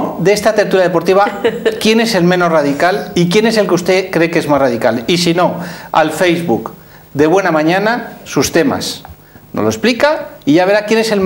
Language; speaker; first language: Spanish; native; Spanish